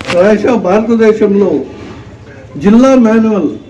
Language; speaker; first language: Telugu; native; Telugu